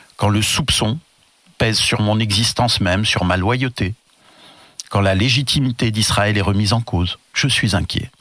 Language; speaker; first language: French; native; French